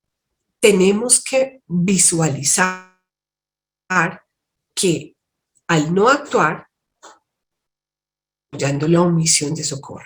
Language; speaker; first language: Spanish; native; Spanish